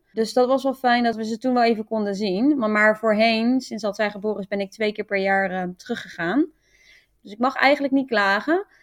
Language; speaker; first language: Dutch; native; Dutch